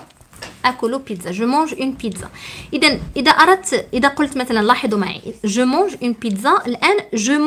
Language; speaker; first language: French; non-native, local second language; Arabic